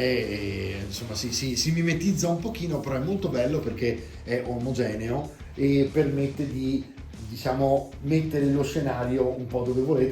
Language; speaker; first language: Italian; native; Italian